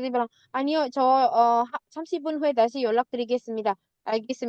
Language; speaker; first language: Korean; non-native, fluent; Indonesian